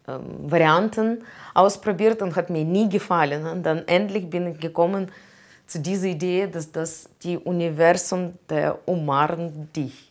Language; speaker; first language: German; non-native, learner; Russian